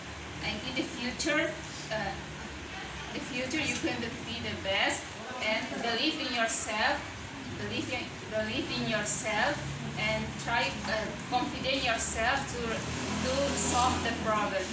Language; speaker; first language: English; non-native, learner; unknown